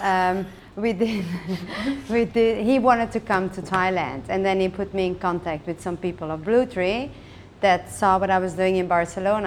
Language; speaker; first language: English; non-native, fluent; Dutch